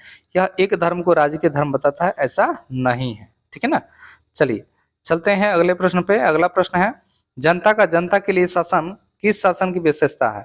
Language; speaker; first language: Hindi; native; Hindi